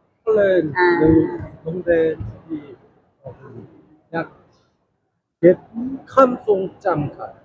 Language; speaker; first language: Thai; non-native, learner; Korean